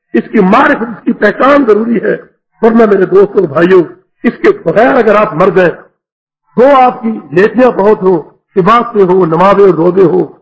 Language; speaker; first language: Urdu; native; Urdu